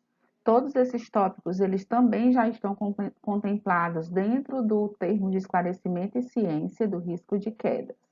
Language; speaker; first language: Portuguese; native; Portuguese